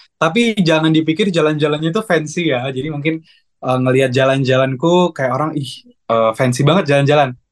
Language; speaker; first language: Indonesian; native; Indonesian